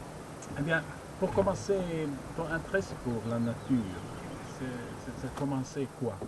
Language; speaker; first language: French; non-native, learner; Swedish